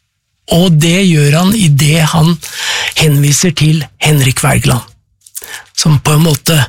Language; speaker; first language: Norwegian; native; Norwegian